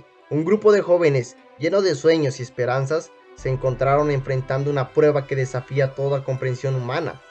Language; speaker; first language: Spanish; native; Spanish